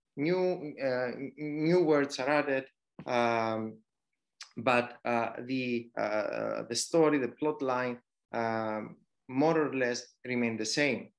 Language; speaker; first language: English; non-native, fluent; Greek